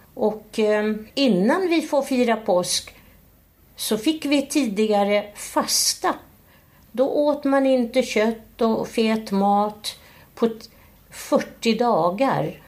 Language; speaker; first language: Swedish; native; Swedish